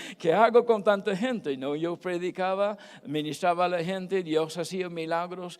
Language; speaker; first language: Spanish; non-native, fluent; English